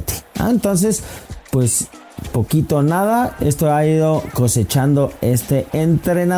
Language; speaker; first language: Spanish; native; Spanish